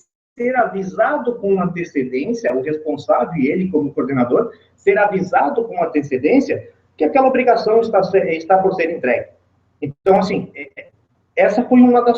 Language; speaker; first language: Portuguese; native; Portuguese